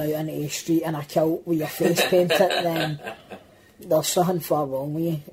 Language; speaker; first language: English; native; English